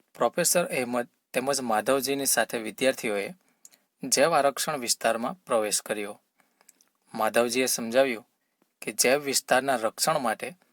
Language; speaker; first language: Gujarati; native; Gujarati